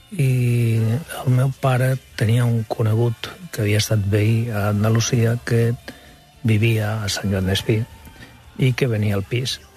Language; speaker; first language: Catalan; non-native, local second language; Spanish